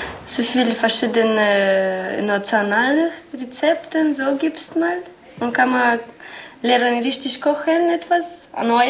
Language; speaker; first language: German; non-native, learner; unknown